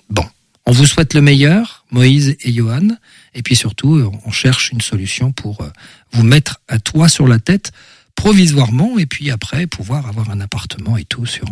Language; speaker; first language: French; native; French